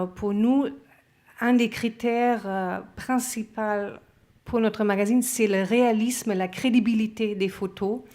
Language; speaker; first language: French; non-native, fluent; German